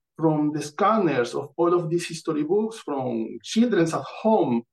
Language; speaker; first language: English; non-native, fluent; Spanish